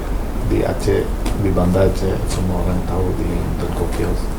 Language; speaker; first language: Indonesian; non-native, local second language; Malayalam